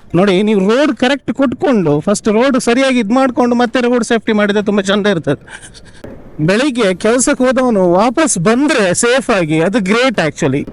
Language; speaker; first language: Kannada; native; Kannada